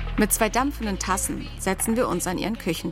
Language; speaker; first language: German; native; German